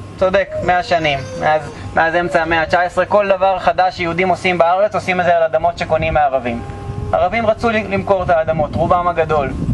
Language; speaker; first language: Hebrew; native; Hebrew